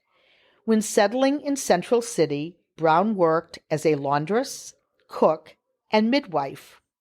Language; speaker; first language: English; native; English